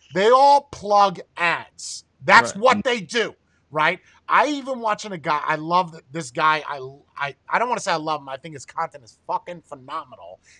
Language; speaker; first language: English; native; English